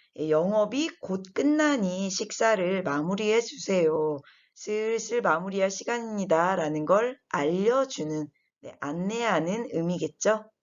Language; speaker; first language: Korean; native; Korean